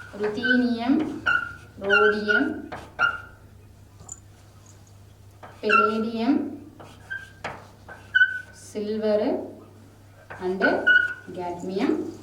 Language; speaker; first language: English; non-native, local second language; Tamil